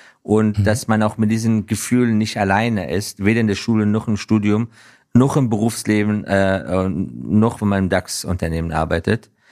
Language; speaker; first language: German; non-native, fluent; Persian